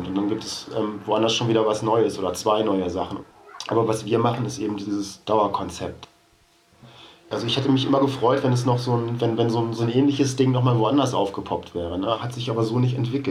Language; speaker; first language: German; native; German